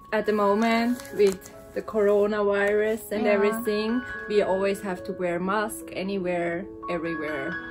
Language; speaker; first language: English; non-native, fluent; German